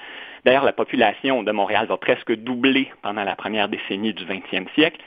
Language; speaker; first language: French; native; French